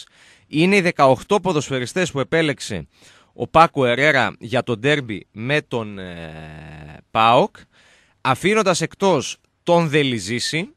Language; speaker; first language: Greek; native; Greek